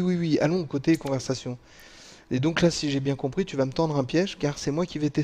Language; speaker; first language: French; native; French